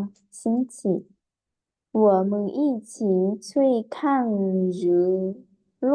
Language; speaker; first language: Chinese; non-native, learner; Lao